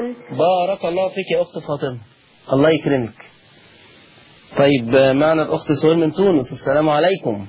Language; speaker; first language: Arabic; native; Arabic